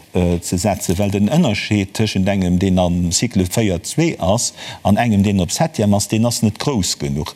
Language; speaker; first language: Luxembourgish; native; Luxembourgish